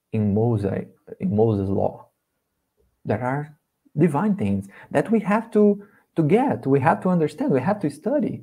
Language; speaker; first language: English; non-native, learner; Portuguese